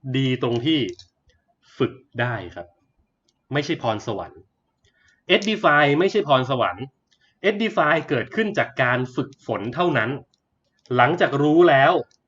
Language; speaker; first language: Thai; native; Thai